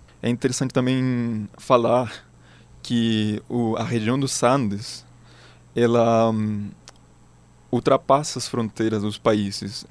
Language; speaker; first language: Portuguese; non-native, fluent; Spanish